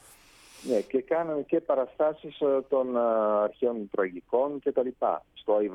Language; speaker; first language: Greek; non-native, fluent; Italian